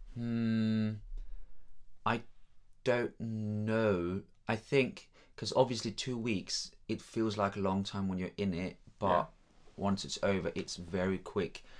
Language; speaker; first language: English; non-native, fluent; Danish